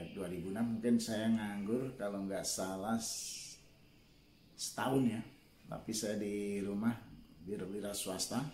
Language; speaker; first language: Indonesian; non-native, local second language; Javanese